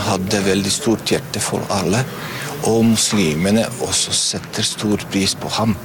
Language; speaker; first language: Norwegian; non-native, learner; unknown